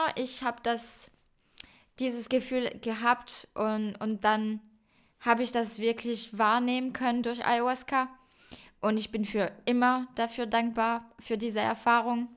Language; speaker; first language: German; non-native, fluent; French